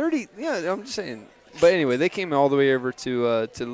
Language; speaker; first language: English; native; English